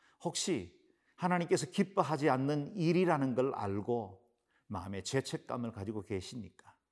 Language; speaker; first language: Korean; native; Korean